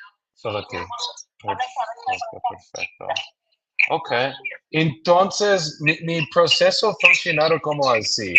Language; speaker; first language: Spanish; non-native, learner; English